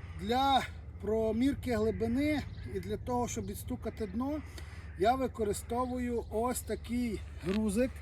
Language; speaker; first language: Ukrainian; native; Ukrainian